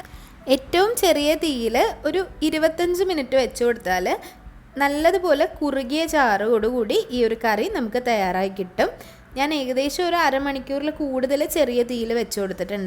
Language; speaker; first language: Malayalam; native; Malayalam